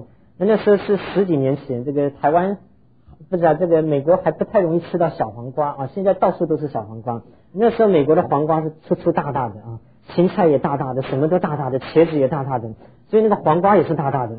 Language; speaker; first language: Chinese; native; Chinese